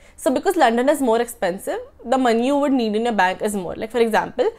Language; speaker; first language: English; non-native, local second language; Marathi